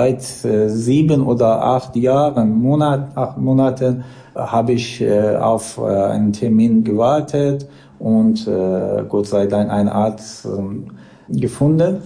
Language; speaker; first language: German; non-native, learner; Persian